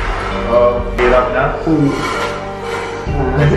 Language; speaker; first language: Filipino; non-native, learner; Arabic